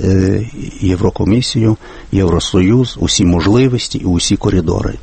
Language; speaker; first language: Ukrainian; non-native, fluent; Lithuanian